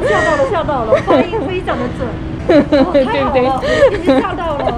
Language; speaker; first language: Chinese; native; Chinese